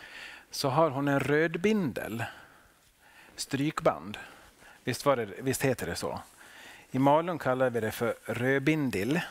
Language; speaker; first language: Swedish; non-native, local second language; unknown